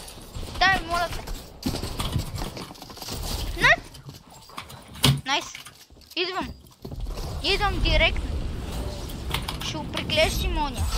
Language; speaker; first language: Bulgarian; native; Bulgarian